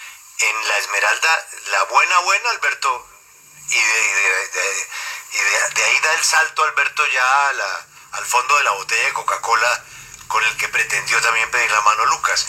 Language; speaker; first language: Spanish; native; Spanish